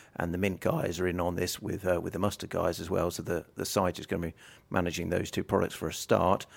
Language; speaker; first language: English; native; English